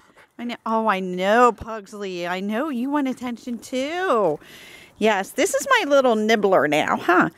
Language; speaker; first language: English; native; English